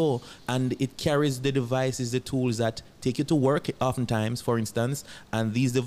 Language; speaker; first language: English; non-native, local second language; Jamaican Creole English